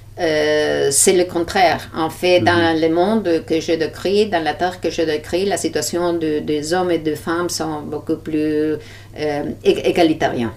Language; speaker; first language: French; non-native, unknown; Spanish